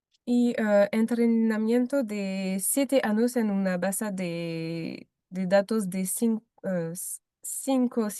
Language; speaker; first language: Spanish; non-native, fluent; French